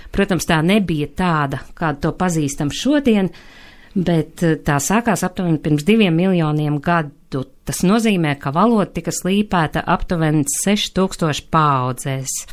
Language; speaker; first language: Latvian; native; Latvian